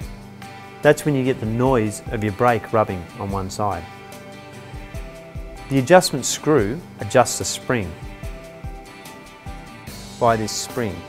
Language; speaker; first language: English; native; English